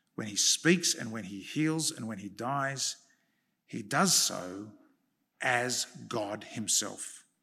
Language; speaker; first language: English; early bilingual, other home language; Hungarian